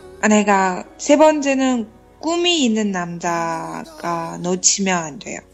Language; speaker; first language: Korean; non-native, learner; Chinese